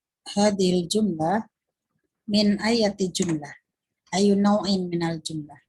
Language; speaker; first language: Arabic; non-native, fluent; Indonesian